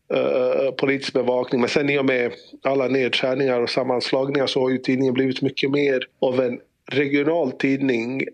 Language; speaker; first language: Swedish; early bilingual, other home language; Bosnian